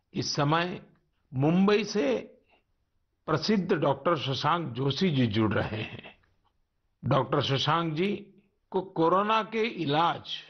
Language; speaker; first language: Hindi; non-native, local second language; Gujarati